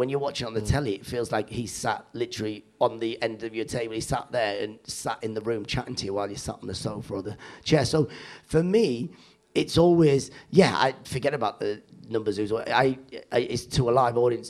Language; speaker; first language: English; native; English